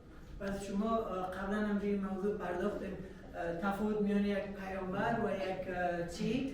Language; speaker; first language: Persian; native; Persian